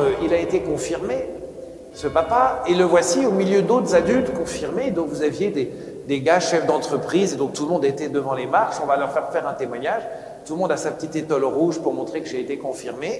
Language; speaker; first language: French; native; French